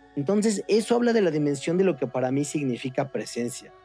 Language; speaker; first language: Spanish; native; Spanish